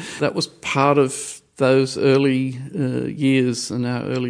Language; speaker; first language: English; native; English